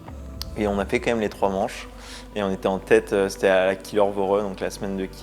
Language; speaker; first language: French; native; French